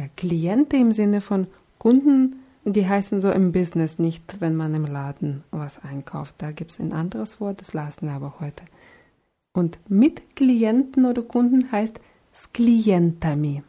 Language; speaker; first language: German; non-native, fluent; Russian